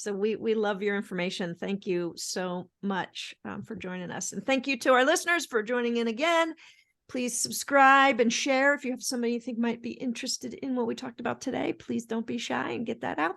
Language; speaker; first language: English; native; English